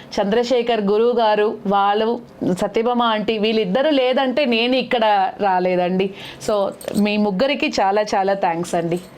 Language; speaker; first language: Telugu; native; Telugu